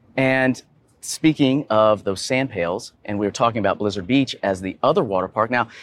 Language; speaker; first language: English; native; English